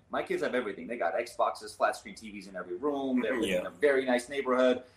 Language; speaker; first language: English; early bilingual, other home language; Armenian